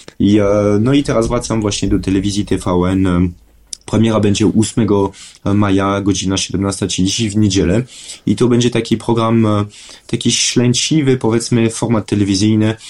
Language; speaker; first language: Polish; non-native, fluent; French